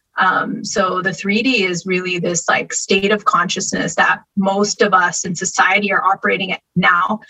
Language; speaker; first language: English; native; English